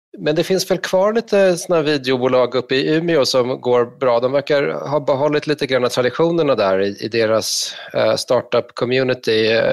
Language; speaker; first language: Swedish; native; Swedish